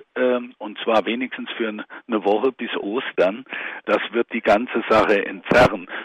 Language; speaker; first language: German; non-native, fluent; Italian